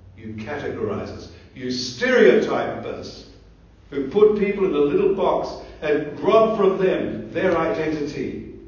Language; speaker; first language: English; early bilingual, other home language; German